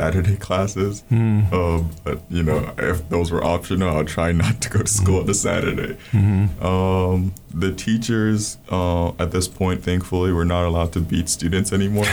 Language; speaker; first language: English; non-native, local second language; Ganda